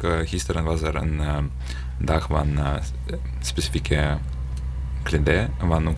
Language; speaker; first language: Dutch; non-native, learner; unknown